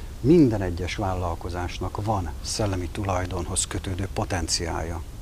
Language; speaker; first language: Hungarian; native; Hungarian